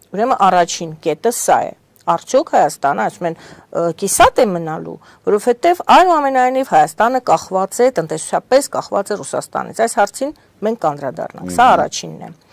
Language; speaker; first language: Armenian; native; Armenian